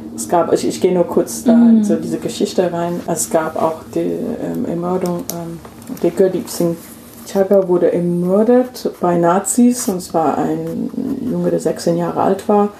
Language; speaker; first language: German; non-native, fluent; English